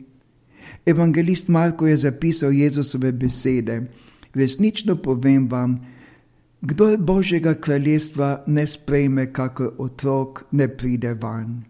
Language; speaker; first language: Slovenian; native; Slovenian